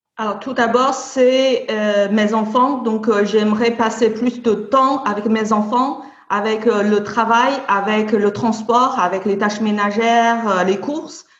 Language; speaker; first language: French; non-native, fluent; Chinese